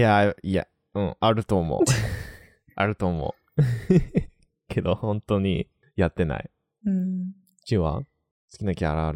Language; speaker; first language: Japanese; non-native, fluent; English